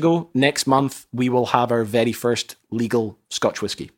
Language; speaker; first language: English; native; English